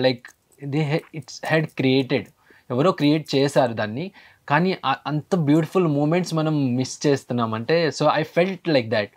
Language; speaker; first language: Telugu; early bilingual, heritage; Telugu